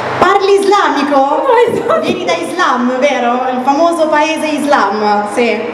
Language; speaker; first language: Italian; early bilingual, other home language; Arabic